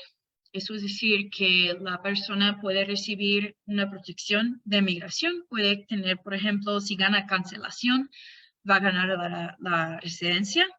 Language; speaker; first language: Spanish; non-native, fluent; English